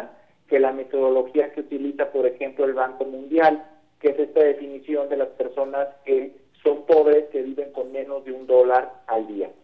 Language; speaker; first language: Spanish; native; Spanish